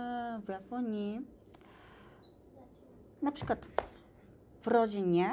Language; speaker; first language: Polish; non-native, learner; Japanese